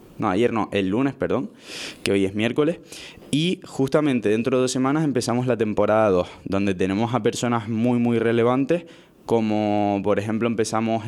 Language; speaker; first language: Spanish; native; Spanish